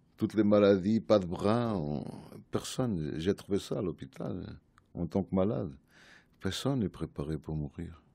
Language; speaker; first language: French; non-native, fluent; Portuguese